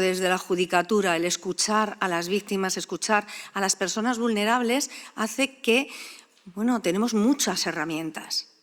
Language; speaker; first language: Spanish; native; Spanish